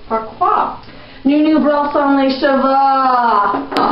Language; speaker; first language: French; non-native, learner; English